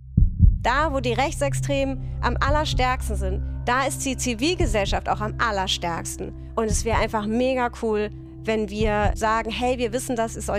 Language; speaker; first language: German; native; German